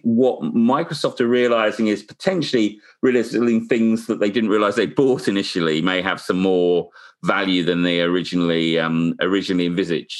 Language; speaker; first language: English; native; English